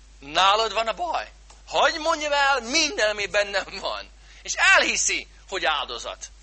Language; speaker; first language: Hungarian; non-native, fluent; English